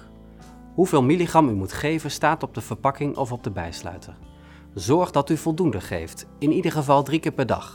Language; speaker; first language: Dutch; native; Dutch